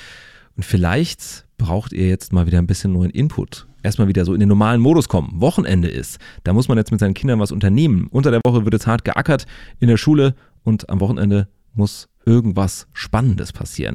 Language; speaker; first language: German; native; German